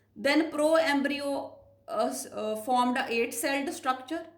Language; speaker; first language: English; non-native, local second language; Punjabi